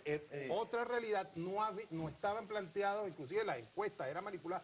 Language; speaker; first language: Spanish; native; Spanish